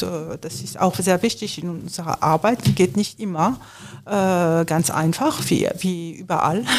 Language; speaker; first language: German; non-native, fluent; French